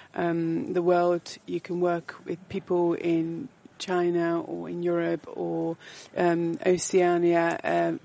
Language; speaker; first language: English; non-native, fluent; Dutch